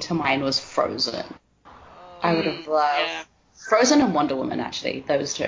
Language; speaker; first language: English; native; English